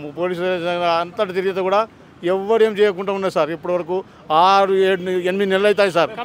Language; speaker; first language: Telugu; non-native, local second language; Lambadi